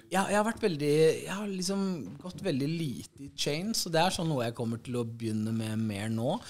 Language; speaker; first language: Norwegian; native; Norwegian